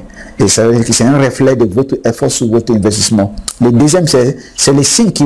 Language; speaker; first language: French; non-native, fluent; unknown